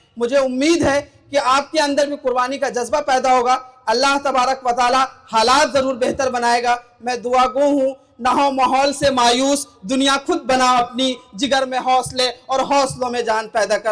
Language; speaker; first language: Hindi; native; Hindi